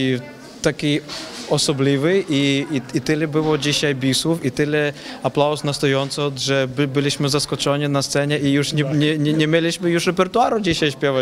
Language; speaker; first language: Polish; non-native, learner; Ukrainian